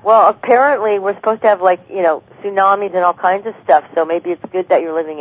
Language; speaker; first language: English; native; English